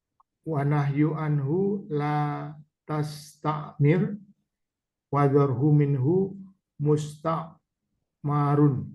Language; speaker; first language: Arabic; non-native, learner; Indonesian